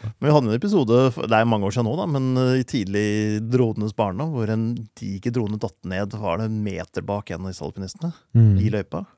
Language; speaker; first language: Norwegian; native; Norwegian